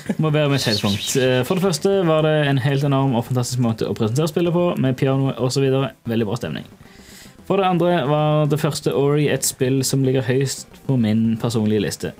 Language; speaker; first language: Norwegian; native; Norwegian